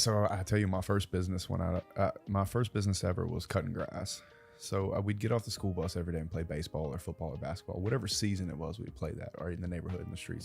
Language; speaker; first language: English; native; English